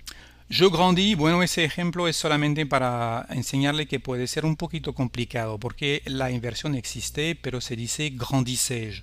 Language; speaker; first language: Spanish; non-native, fluent; French